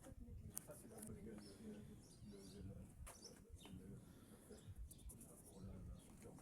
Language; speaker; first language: French; non-native, local second language; Arabic